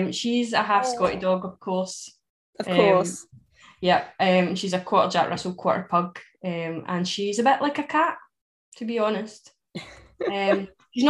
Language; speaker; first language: English; native; English